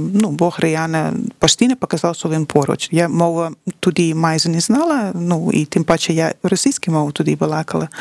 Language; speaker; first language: Ukrainian; non-native, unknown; Dutch